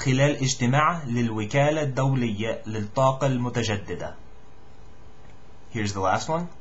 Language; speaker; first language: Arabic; non-native, learner; English